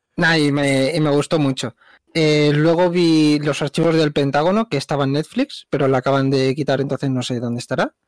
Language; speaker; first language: Spanish; native; Spanish